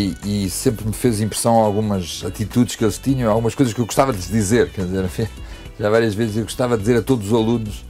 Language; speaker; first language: Portuguese; native; Portuguese